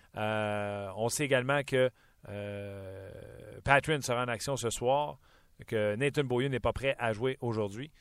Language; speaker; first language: French; native; French